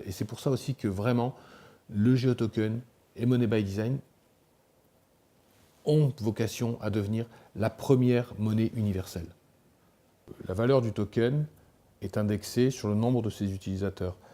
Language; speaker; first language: French; native; French